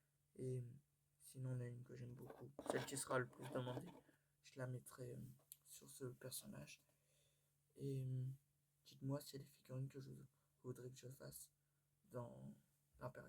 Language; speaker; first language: French; native; French